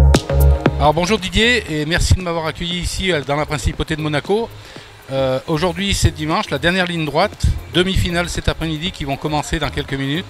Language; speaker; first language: French; native; French